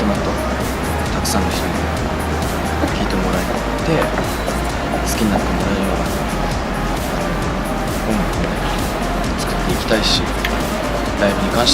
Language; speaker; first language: Japanese; native; Japanese